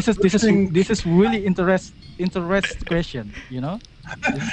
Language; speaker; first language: English; non-native, learner; Indonesian